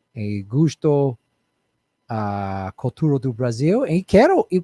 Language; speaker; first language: Portuguese; non-native, learner; English